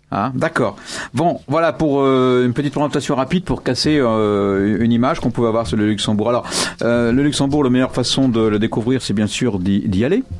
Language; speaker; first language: French; native; French